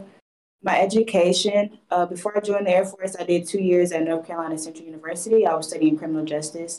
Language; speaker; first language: English; native; English